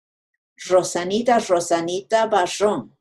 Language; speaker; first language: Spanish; non-native, fluent; English